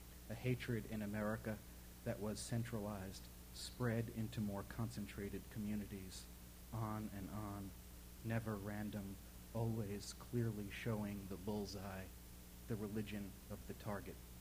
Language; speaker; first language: English; native; English